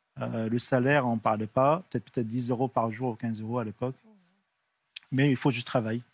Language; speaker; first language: French; non-native, fluent; Arabic